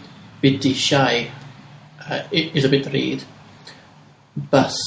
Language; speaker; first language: Arabic; non-native, learner; English